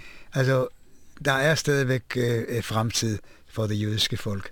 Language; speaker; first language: Danish; non-native, fluent; Hebrew